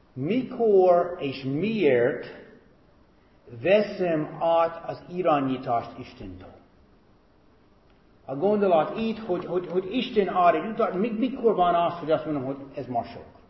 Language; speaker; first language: Hungarian; non-native, fluent; English